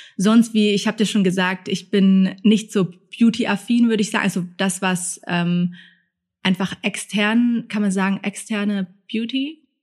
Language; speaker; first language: German; early bilingual, other home language; Thai